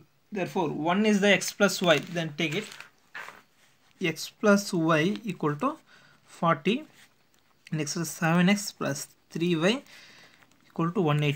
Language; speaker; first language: English; non-native, local second language; Tamil